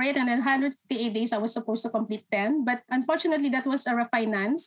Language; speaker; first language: English; non-native, local second language; Filipino